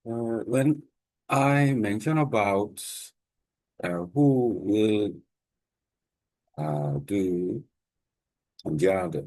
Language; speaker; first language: English; non-native, learner; Korean